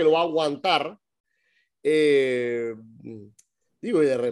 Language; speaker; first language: Spanish; native; Spanish